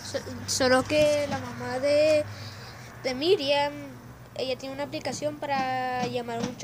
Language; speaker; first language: Spanish; native; Spanish